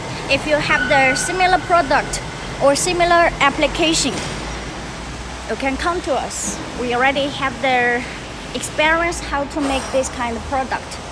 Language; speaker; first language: English; non-native, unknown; Chinese